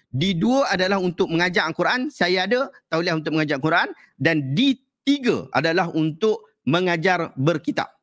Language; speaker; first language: Malay; native; Malay